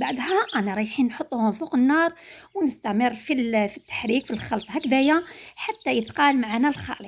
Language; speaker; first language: Arabic; native; Arabic